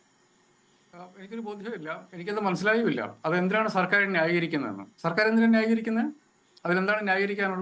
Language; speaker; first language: Malayalam; native; Malayalam